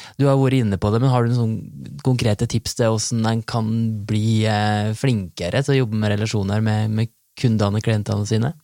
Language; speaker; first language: Norwegian; native; Norwegian